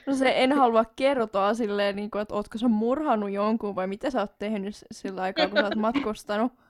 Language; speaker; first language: Finnish; non-native, local second language; Swedish